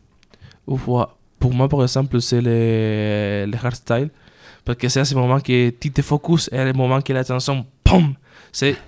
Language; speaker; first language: French; non-native, learner; Spanish